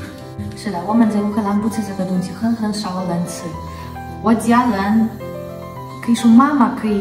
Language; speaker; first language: Chinese; non-native, learner; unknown